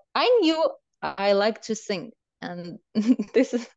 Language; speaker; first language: English; non-native, fluent; Russian